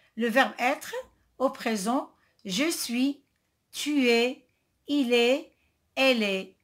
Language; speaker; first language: French; non-native, local second language; Arabic